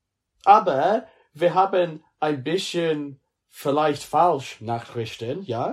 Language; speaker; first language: German; non-native, learner; English